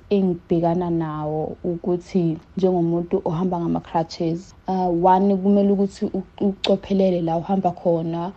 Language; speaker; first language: Zulu; native; Zulu